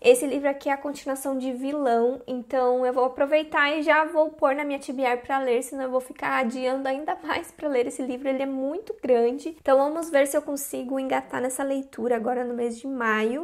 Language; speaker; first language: Portuguese; native; Portuguese